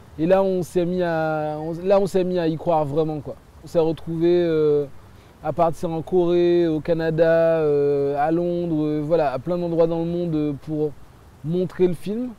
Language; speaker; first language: French; early bilingual, other home language; Haitian Creole